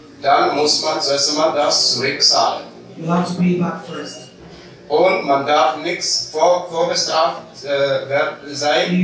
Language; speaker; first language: German; non-native, learner; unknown